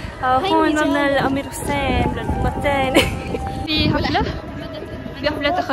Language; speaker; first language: Arabic; non-native, learner; Malay